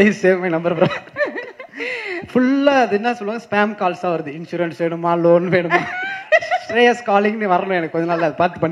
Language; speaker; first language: Tamil; native; Tamil